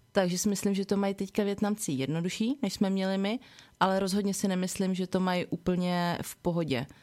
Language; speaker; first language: Czech; early bilingual, other home language; Vietnamese